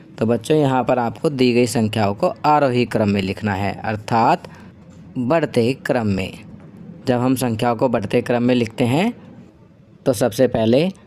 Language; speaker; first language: Hindi; native; Hindi